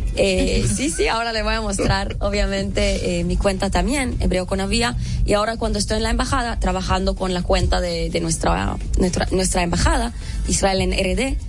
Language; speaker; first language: Spanish; non-native, fluent; Hebrew